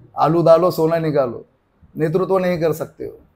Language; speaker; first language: Hindi; non-native, local second language; Marathi